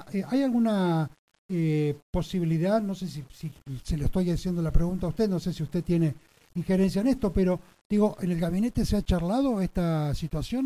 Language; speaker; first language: Spanish; native; Spanish